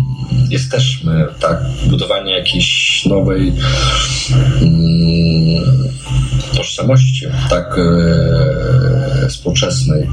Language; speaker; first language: Polish; non-native, fluent; Russian